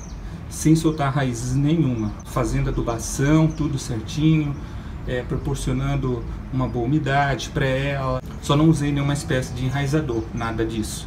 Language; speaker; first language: Portuguese; native; Portuguese